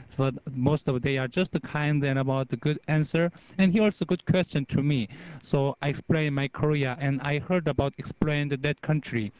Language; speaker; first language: English; non-native, learner; Korean